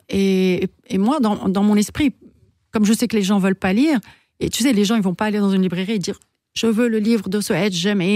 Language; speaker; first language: French; non-native, local second language; Arabic